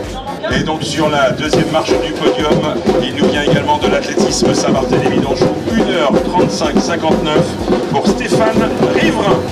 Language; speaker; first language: French; native; French